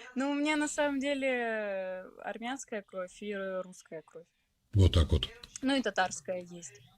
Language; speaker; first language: Russian; native; Russian